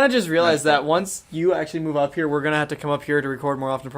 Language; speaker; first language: English; native; English